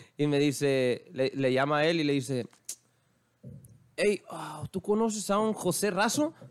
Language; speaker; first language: Spanish; early bilingual, heritage; Spanish